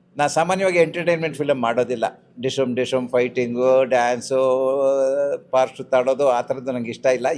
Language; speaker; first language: Kannada; non-native, local second language; Konkani